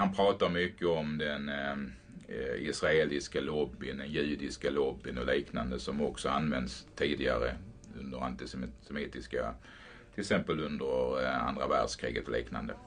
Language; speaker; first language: Swedish; native; Swedish